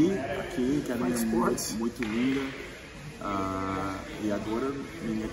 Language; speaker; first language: Portuguese; non-native, learner; English